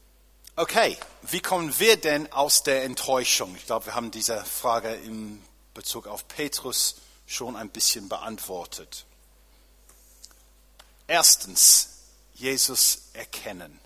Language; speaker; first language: German; non-native, fluent; English